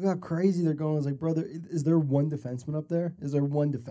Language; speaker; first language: English; native; English